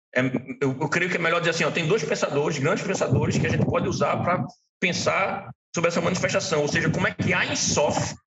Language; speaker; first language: Portuguese; native; Portuguese